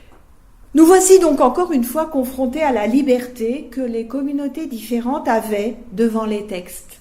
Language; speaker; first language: French; native; French